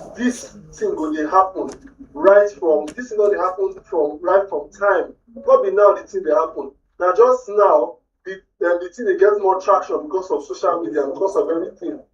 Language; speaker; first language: Nigerian Pidgin; native; Nigerian Pidgin